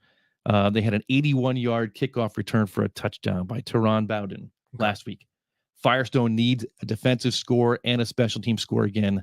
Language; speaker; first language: English; native; English